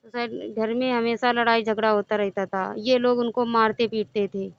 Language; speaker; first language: Hindi; native; Hindi